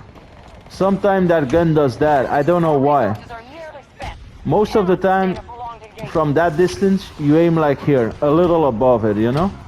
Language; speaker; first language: English; non-native, fluent; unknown